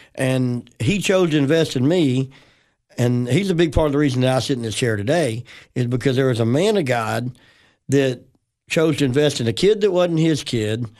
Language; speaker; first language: English; native; English